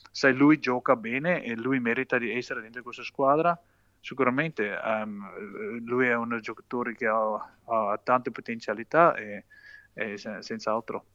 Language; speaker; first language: Italian; non-native, fluent; Afrikaans